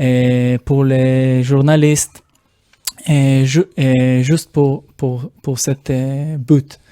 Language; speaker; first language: French; non-native, fluent; Hebrew